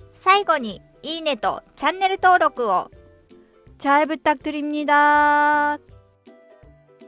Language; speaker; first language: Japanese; non-native, fluent; Korean